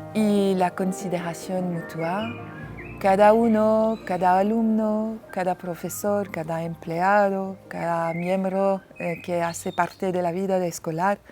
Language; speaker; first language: Spanish; non-native, fluent; French